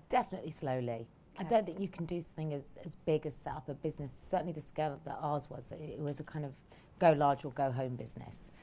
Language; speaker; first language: English; native; English